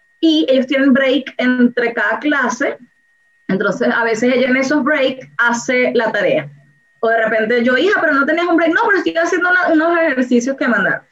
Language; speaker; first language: Spanish; native; Spanish